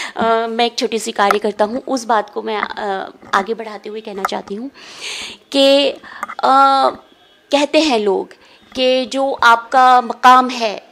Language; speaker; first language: Hindi; native; Hindi